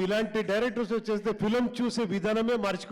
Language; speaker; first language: Telugu; non-native, local second language; Kannada